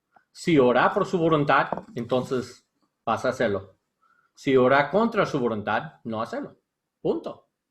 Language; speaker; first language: Spanish; non-native, learner; English